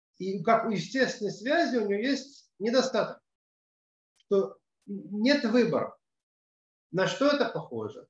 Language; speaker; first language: Russian; early bilingual, other home language; Hebrew